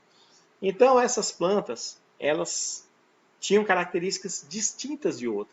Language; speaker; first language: Portuguese; native; Portuguese